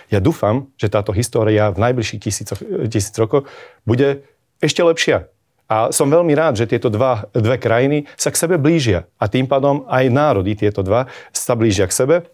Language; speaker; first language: Slovak; non-native, local second language; Hungarian